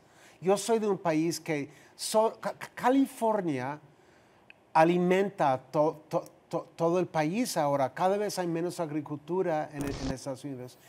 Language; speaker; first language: Spanish; non-native, fluent; English